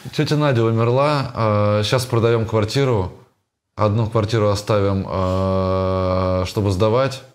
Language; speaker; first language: Russian; native; Russian